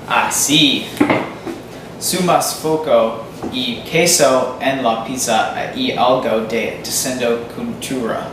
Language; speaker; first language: Spanish; non-native, learner; English